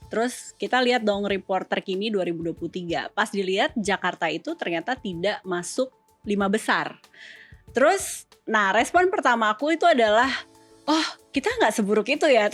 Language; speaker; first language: Indonesian; native; Indonesian